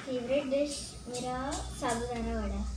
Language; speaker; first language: Hindi; non-native, local second language; Malayalam